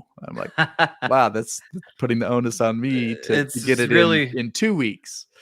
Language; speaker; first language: English; native; English